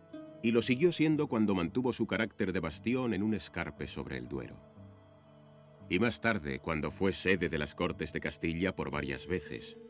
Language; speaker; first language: Spanish; native; Spanish